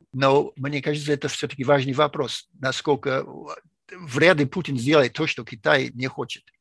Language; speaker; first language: Russian; non-native, fluent; English